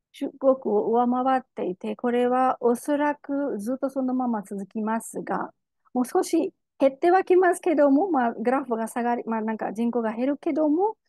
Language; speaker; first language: Japanese; non-native, fluent; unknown